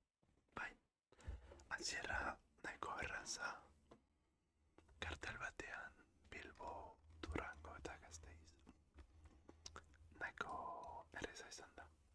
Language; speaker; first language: Basque; non-native, learner; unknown